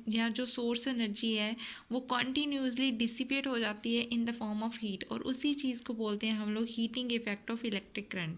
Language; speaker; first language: Hindi; native; Hindi